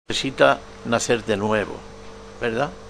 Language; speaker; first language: Spanish; native; Spanish